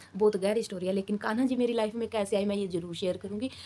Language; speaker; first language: Hindi; native; Hindi